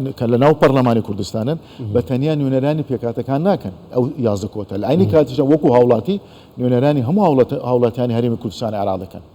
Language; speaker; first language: Central Kurdish; non-native, local second language; Turkish